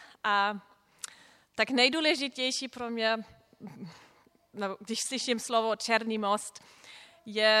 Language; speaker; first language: Czech; non-native, fluent; German